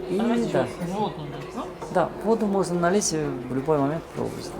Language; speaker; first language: Russian; native; Russian